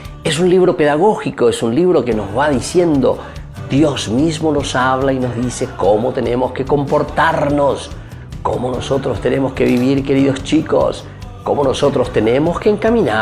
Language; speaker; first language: Spanish; native; Spanish